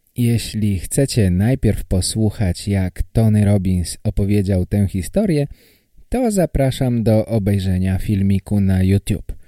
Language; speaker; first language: Polish; native; Polish